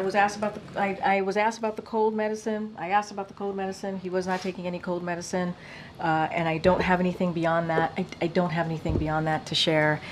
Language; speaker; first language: English; native; English